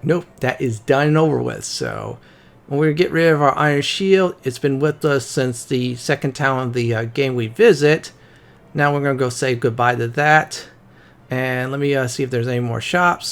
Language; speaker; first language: English; native; English